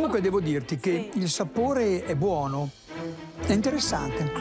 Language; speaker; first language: Italian; native; Italian